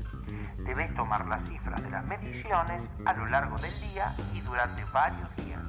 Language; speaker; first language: Spanish; native; Spanish